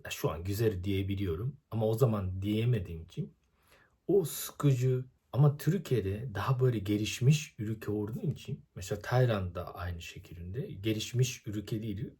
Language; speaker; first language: Turkish; non-native, fluent; Japanese